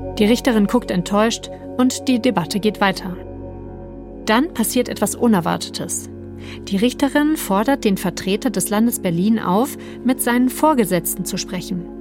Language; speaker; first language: German; native; German